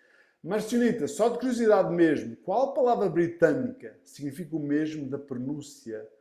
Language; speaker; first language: Portuguese; early bilingual, heritage; Portuguese